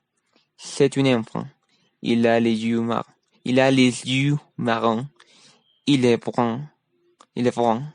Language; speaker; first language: French; non-native, learner; Spanish